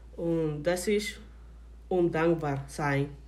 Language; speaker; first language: German; non-native, learner; Spanish